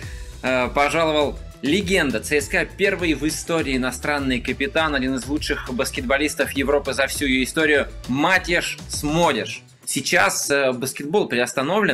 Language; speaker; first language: Russian; native; Russian